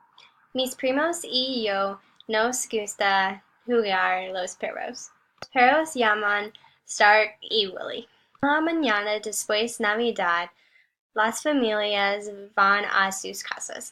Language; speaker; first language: Spanish; non-native, learner; English